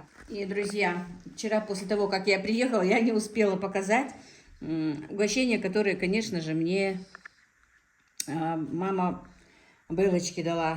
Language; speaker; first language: Russian; non-native, local second language; Ingush